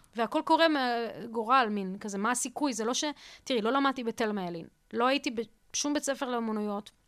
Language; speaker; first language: Hebrew; early bilingual, other home language; Russian